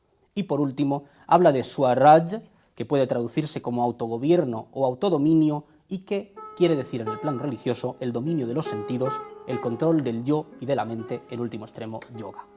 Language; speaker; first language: Spanish; native; Spanish